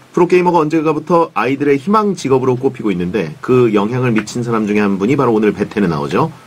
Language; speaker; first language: Korean; native; Korean